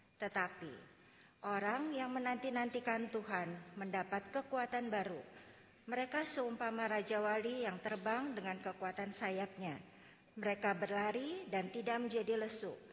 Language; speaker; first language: Indonesian; native; Indonesian